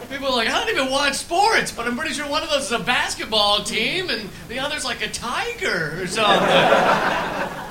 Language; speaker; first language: English; native; English